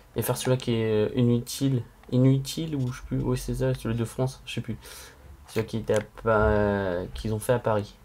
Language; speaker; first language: French; native; French